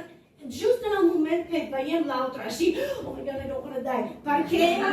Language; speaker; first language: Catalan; non-native, fluent; English